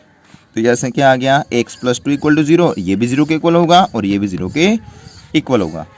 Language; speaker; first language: Hindi; native; Hindi